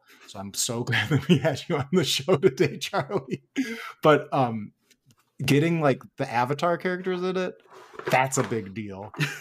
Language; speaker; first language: English; native; English